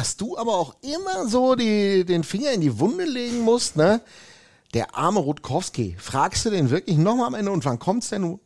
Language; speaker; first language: German; native; German